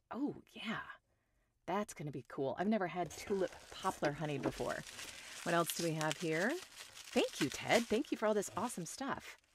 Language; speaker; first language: English; native; English